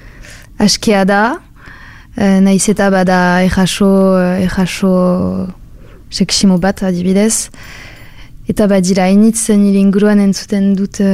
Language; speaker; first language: Basque; non-native, local second language; French